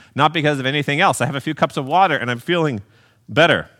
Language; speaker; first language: English; native; English